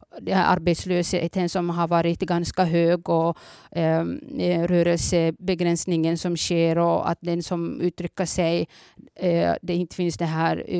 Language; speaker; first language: Swedish; early bilingual, other home language; Somali